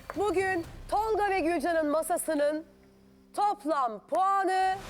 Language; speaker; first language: Turkish; native; Turkish